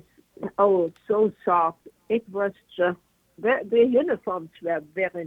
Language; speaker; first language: English; non-native, fluent; German